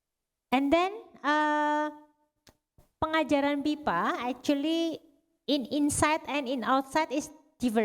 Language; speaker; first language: English; non-native, learner; Indonesian